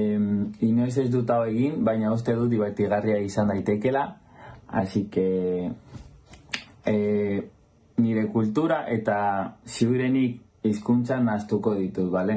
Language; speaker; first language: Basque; non-native, learner; Portuguese